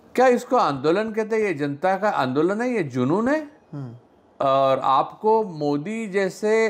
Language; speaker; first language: Hindi; non-native, local second language; Marathi